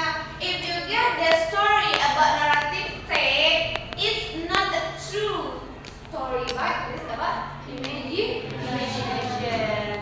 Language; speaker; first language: English; non-native, learner; Indonesian